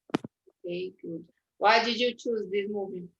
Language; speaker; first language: English; non-native, fluent; Portuguese